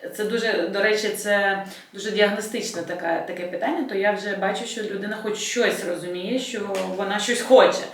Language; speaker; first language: Ukrainian; non-native, local second language; Russian